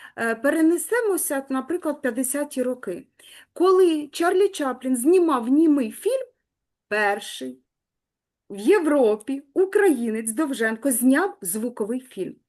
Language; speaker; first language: Ukrainian; native; Ukrainian